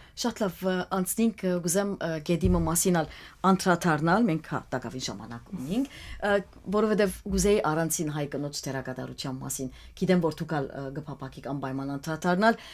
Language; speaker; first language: Armenian; native; Armenian